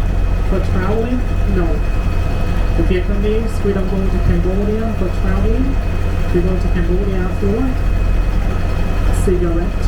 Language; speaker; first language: English; non-native, learner; Vietnamese